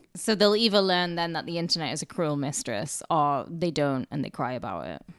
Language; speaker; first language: English; native; English